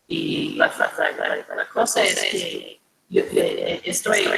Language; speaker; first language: Spanish; non-native, fluent; English